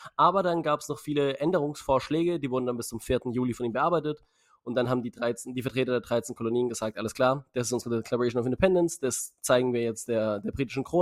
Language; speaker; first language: German; native; German